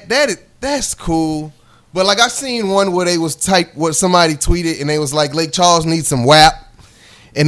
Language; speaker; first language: English; native; English